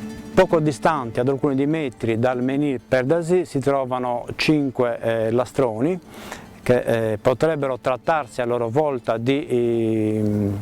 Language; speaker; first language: Italian; native; Italian